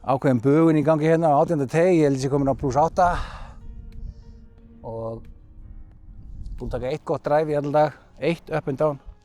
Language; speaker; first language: Icelandic; native; Icelandic